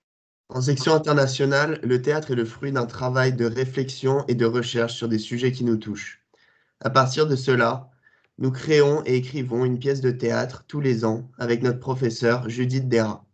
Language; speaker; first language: French; native; French